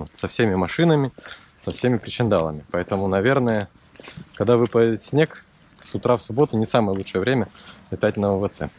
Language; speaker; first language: Russian; native; Russian